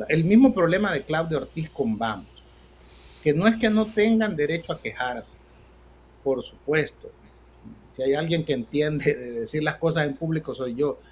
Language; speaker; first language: Spanish; native; Spanish